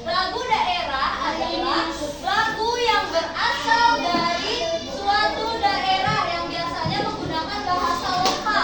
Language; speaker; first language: Indonesian; native; Indonesian